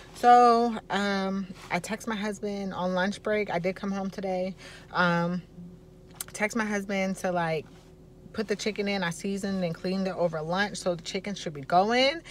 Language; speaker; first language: English; native; English